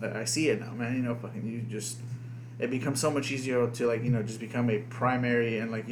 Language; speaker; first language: English; early bilingual, other home language; Spanish